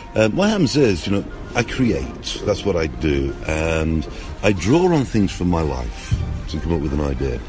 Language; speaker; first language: English; native; English